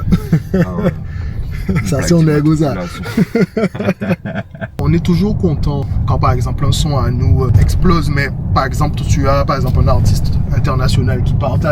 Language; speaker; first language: French; native; French